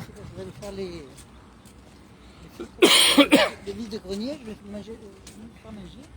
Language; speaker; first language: French; native; French